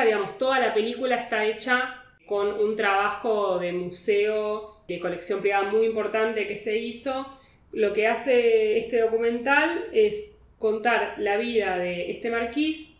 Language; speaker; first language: Spanish; native; Spanish